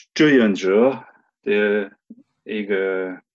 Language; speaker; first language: Chinese; non-native, fluent; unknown